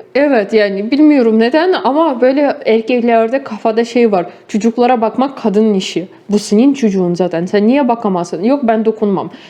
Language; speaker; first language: Turkish; non-native, fluent; Ukrainian